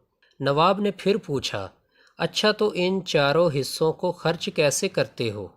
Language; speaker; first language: Urdu; native; Urdu